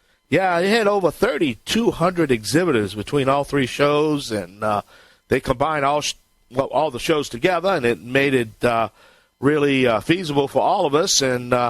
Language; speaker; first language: English; native; English